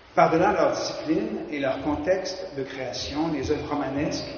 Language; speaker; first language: French; native; French